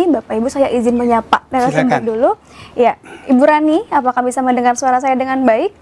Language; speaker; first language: Indonesian; native; Indonesian